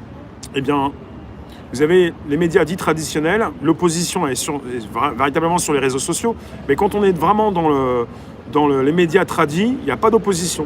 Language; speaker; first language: French; native; French